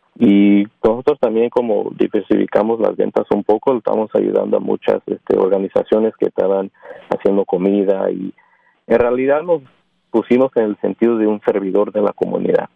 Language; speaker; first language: Spanish; early bilingual, heritage; Spanish